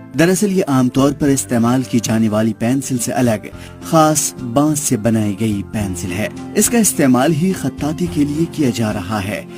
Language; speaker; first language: Urdu; native; Urdu